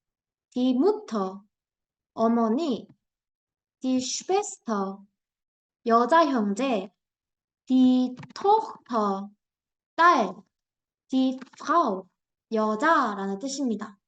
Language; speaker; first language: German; non-native, fluent; Korean